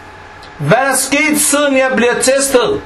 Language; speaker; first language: Danish; non-native, fluent; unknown